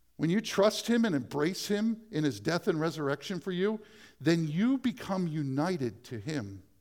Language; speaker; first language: English; native; English